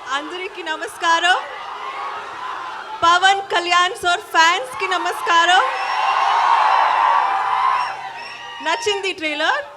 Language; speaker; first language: Telugu; non-native, learner; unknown